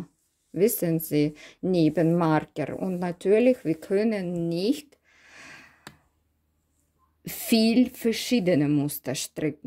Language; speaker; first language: German; non-native, learner; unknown